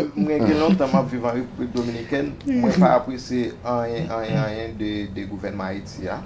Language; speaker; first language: Haitian Creole; native; Haitian Creole